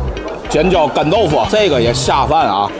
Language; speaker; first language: Chinese; native; Chinese